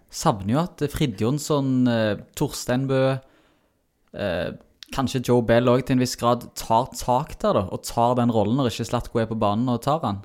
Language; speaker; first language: Norwegian; native; Norwegian